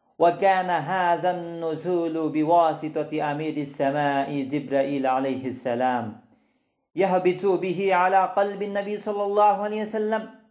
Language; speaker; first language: Arabic; non-native, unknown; Bangla